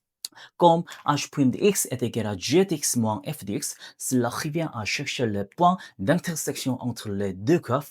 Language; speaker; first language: French; non-native, learner; Korean